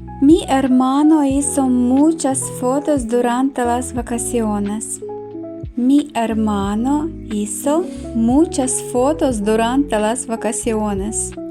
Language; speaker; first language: Spanish; non-native, fluent; Ukrainian